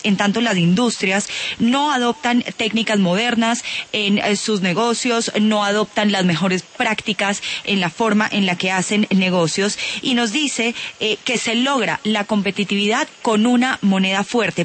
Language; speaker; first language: Spanish; native; Spanish